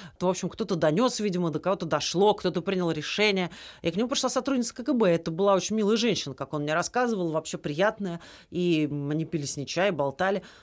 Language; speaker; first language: Russian; native; Russian